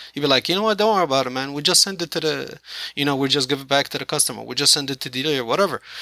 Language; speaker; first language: English; non-native, fluent; Arabic